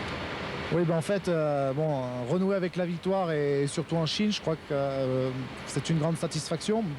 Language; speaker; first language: French; native; French